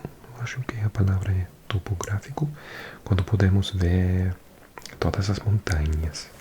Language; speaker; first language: Portuguese; non-native, learner; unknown